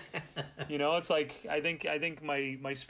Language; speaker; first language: English; native; English